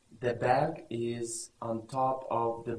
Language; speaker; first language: English; non-native, learner; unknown